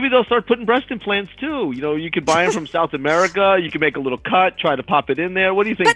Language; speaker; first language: English; native; English